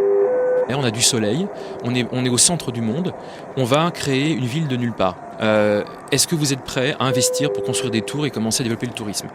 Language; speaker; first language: French; native; French